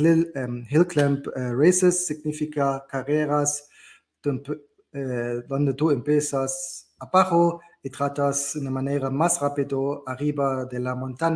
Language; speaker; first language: Spanish; non-native, fluent; German